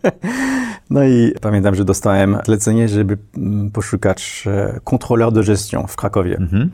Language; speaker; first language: Polish; non-native, fluent; French